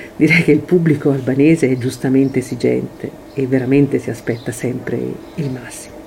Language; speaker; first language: Italian; native; Italian